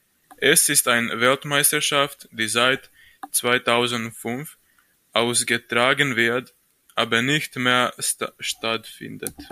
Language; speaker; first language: German; non-native, learner; Croatian